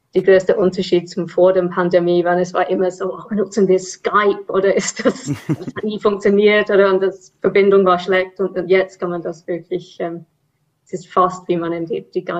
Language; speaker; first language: German; non-native, fluent; English